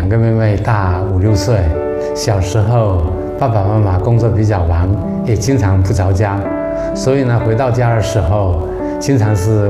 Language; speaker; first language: Chinese; native; Chinese